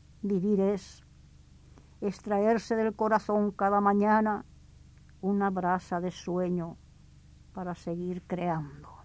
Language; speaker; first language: Spanish; native; Spanish